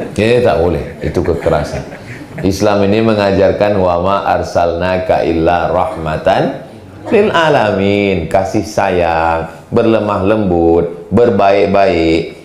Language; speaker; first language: Malay; native; Malay